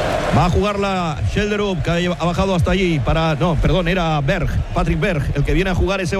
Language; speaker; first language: Spanish; native; Spanish